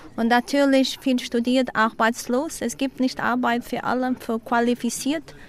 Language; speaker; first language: German; non-native, learner; Portuguese